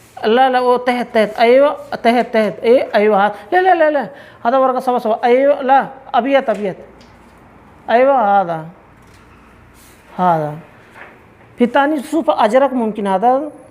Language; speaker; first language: Arabic; non-native, learner; Hindi